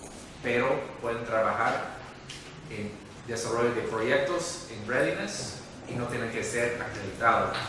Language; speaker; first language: Spanish; non-native, fluent; English